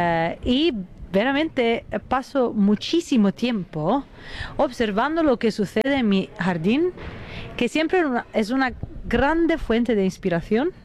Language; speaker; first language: Spanish; non-native, fluent; Italian